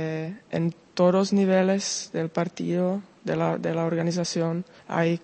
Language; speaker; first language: Spanish; non-native, fluent; Czech